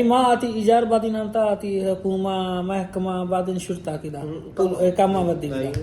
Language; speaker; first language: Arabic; non-native, learner; Urdu